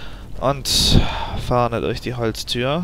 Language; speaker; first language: German; native; German